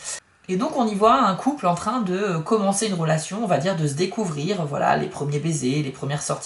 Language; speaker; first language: French; native; French